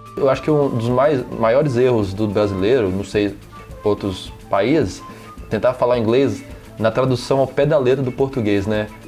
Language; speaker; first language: Portuguese; native; Portuguese